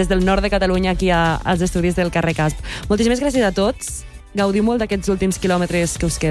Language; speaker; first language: Catalan; native; Catalan